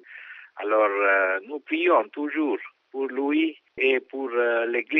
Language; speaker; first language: French; non-native, fluent; Sinhala